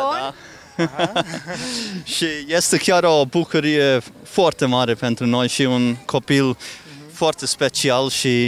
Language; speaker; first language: Romanian; non-native, fluent; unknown